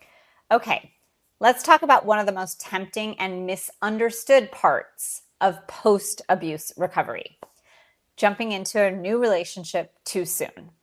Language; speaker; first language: English; native; English